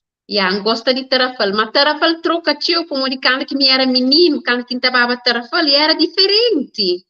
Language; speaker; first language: Portuguese; non-native, learner; Kabuverdianu